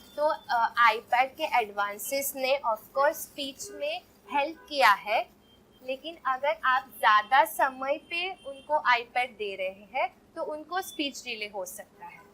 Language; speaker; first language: Hindi; non-native, local second language; Marathi